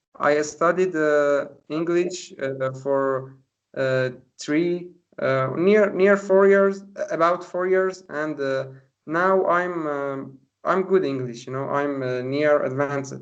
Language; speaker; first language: English; non-native, learner; Persian